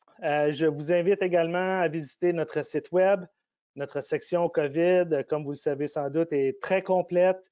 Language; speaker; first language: French; native; French